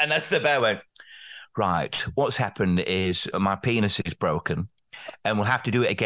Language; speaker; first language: English; native; English